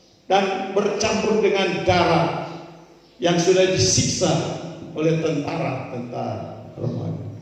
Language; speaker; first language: Indonesian; native; Indonesian